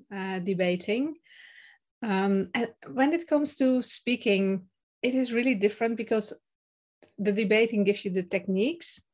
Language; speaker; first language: English; non-native, fluent; Dutch